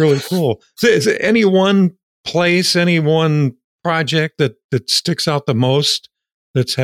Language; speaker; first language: English; native; English